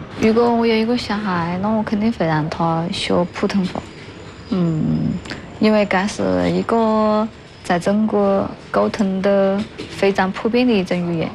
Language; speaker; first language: Chinese; non-native, local second language; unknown